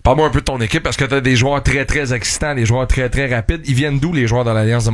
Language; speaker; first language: French; native; French